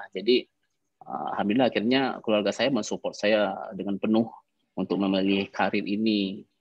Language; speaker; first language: Indonesian; non-native, local second language; Minangkabau